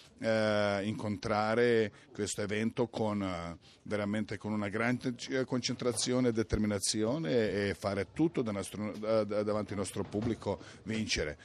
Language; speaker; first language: Italian; non-native, fluent; Croatian